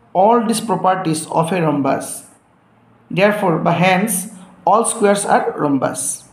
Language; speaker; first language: English; non-native, local second language; Assamese